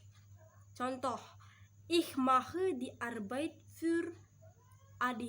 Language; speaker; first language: German; non-native, learner; Indonesian